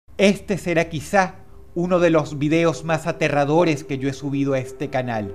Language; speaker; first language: Spanish; native; Spanish